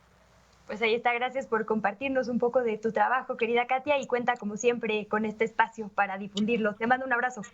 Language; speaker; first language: Spanish; native; Spanish